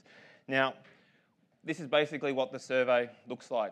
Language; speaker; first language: English; native; English